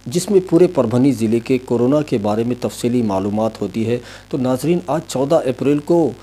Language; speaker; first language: Hindi; non-native, local second language; Urdu